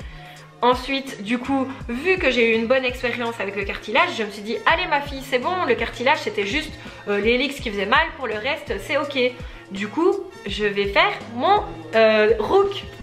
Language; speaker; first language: French; native; French